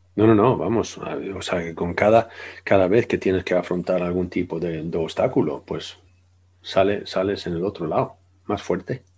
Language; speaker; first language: Spanish; non-native, fluent; Swedish